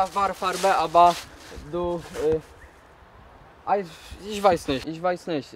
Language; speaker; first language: German; non-native, learner; Polish